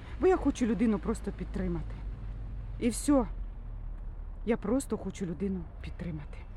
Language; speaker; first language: Ukrainian; non-native, local second language; Russian